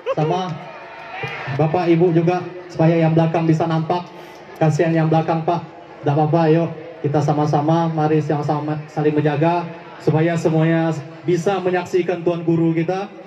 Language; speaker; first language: Indonesian; native; Indonesian